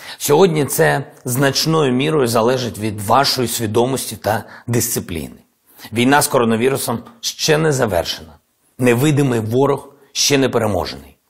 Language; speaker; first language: Ukrainian; non-native, local second language; Russian